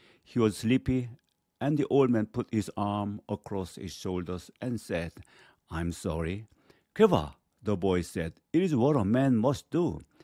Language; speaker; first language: English; non-native, fluent; Korean